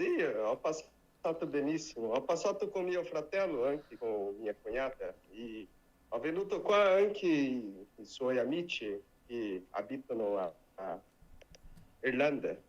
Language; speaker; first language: Italian; non-native, learner; Portuguese